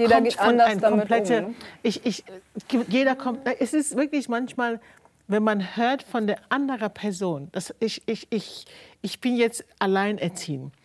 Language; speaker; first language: German; non-native, fluent; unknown